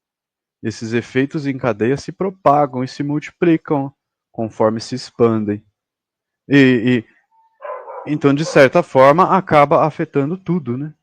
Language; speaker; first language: Portuguese; native; Portuguese